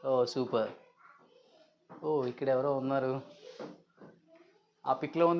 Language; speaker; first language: Telugu; native; Telugu